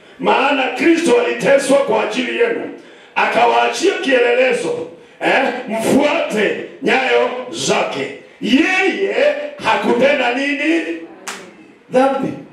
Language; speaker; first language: Swahili; non-native, local second language; Kamba